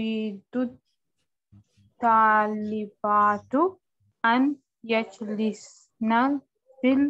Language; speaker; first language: Arabic; non-native, learner; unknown